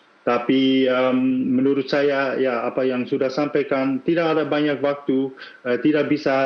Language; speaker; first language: Indonesian; non-native, fluent; Dutch